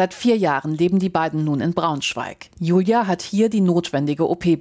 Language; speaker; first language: German; native; German